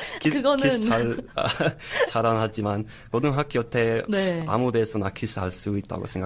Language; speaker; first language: Korean; non-native, learner; English